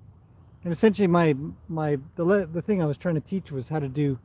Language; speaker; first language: English; native; English